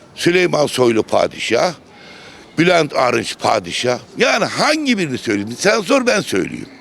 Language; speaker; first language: Turkish; native; Turkish